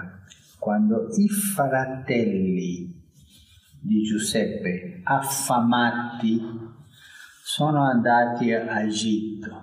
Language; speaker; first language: Italian; early bilingual, heritage; Spanish